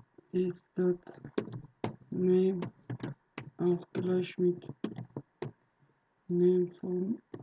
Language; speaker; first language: German; non-native, learner; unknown